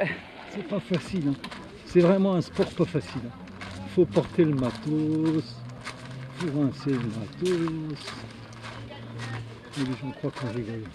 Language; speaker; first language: French; native; French